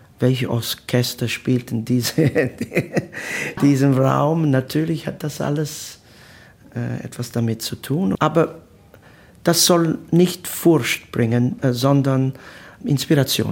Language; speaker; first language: German; non-native, learner; Italian